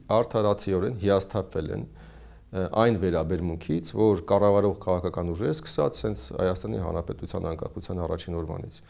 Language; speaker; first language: Armenian; native; Armenian